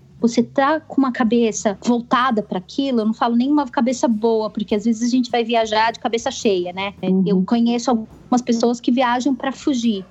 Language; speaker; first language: Portuguese; native; Portuguese